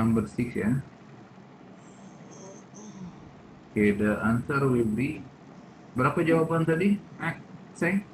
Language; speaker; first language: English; non-native, fluent; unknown